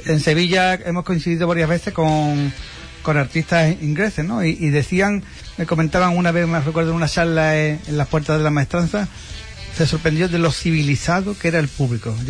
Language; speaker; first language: Spanish; native; Spanish